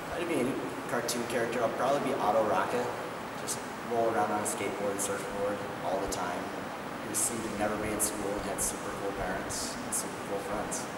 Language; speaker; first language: English; native; English